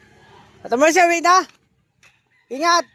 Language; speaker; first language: Filipino; native; Filipino